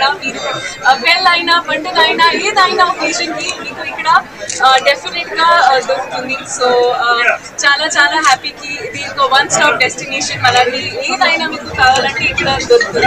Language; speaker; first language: Telugu; non-native, learner; Hindi